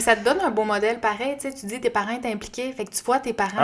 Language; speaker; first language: French; native; French